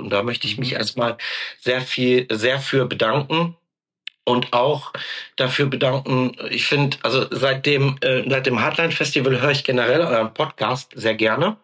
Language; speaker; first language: German; native; German